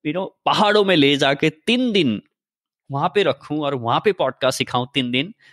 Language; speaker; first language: Hindi; native; Hindi